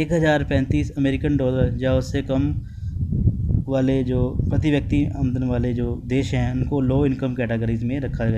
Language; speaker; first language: Hindi; native; Hindi